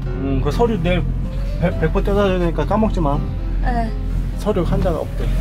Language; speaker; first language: Korean; native; Korean